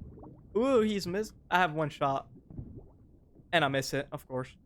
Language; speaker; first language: English; non-native, fluent; Dutch